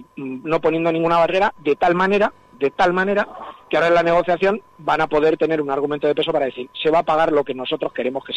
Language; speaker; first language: Spanish; native; Spanish